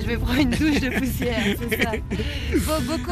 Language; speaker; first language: French; native; French